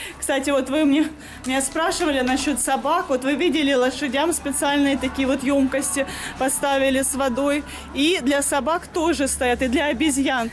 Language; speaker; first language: Russian; native; Russian